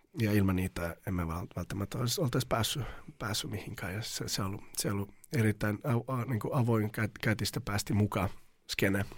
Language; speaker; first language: Finnish; non-native, fluent; Serbian